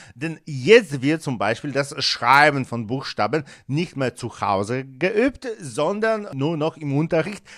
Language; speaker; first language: German; non-native, fluent; Polish